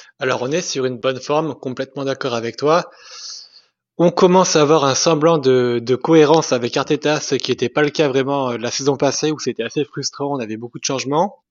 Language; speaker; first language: French; native; French